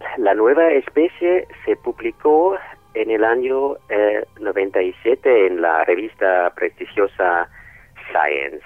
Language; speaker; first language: Spanish; non-native, fluent; German